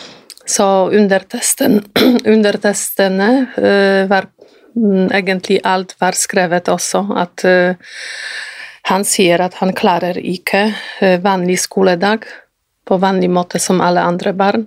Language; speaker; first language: Norwegian; non-native, fluent; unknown